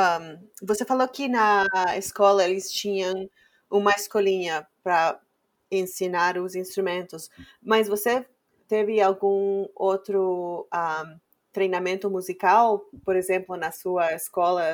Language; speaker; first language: Portuguese; non-native, fluent; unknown